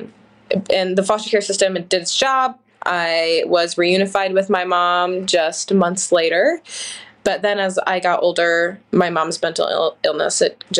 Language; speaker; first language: English; native; English